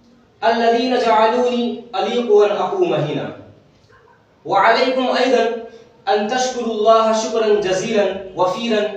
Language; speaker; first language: Arabic; non-native, fluent; Urdu